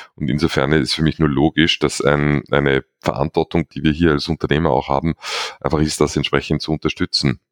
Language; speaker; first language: German; native; German